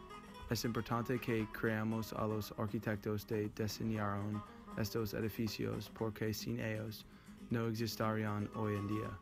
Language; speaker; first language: Spanish; non-native, learner; English